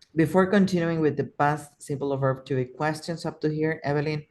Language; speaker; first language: English; non-native, fluent; Spanish